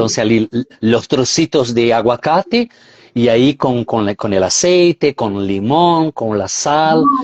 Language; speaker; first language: Spanish; non-native, fluent; Portuguese